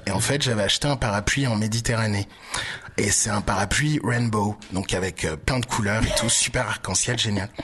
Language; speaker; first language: French; early bilingual, other home language; Baoulé